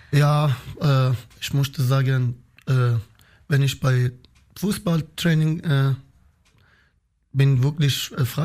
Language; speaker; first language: German; non-native, learner; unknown